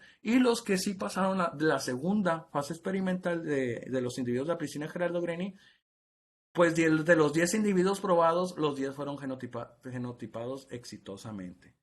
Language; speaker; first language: Spanish; native; Spanish